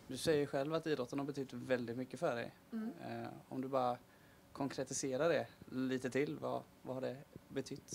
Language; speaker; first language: Swedish; native; Swedish